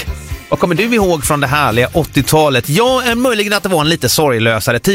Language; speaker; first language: Swedish; native; Swedish